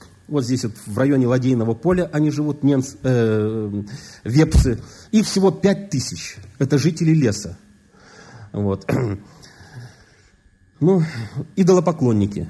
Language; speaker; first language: Russian; native; Russian